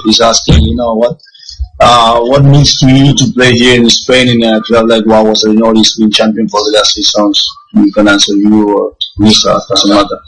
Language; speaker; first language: English; non-native, fluent; Spanish